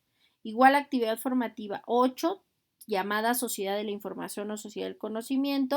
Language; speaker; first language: Spanish; native; Spanish